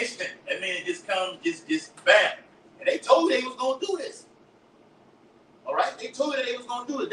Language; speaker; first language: English; native; English